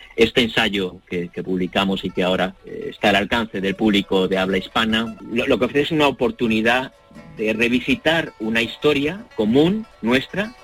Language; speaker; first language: Spanish; native; Spanish